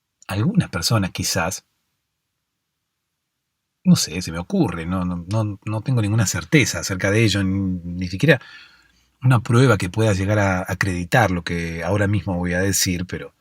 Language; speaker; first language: Spanish; native; Spanish